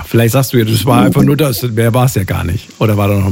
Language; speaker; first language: German; native; German